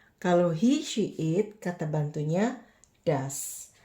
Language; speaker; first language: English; non-native, fluent; Indonesian